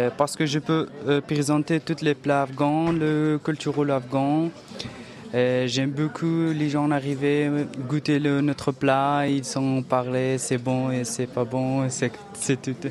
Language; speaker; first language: French; non-native, learner; Persian